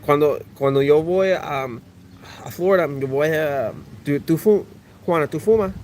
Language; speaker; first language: Spanish; early bilingual, heritage; English